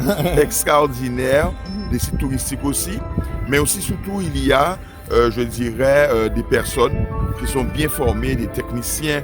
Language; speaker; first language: French; native; French